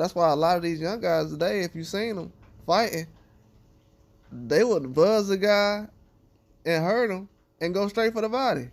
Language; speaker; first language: English; native; English